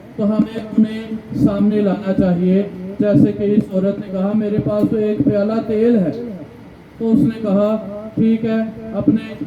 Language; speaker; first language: Urdu; non-native, local second language; Punjabi